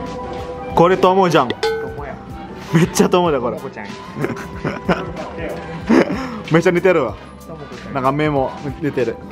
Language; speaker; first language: Japanese; non-native, fluent; Indonesian